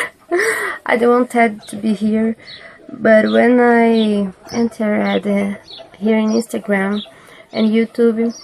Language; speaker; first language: English; non-native, learner; Portuguese